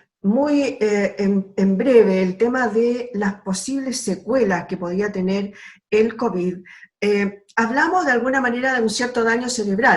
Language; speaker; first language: Spanish; native; Spanish